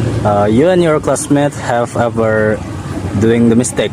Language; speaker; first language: English; non-native, learner; Indonesian